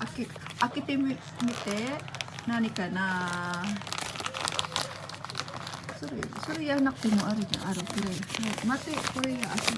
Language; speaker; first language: Japanese; non-native, fluent; Filipino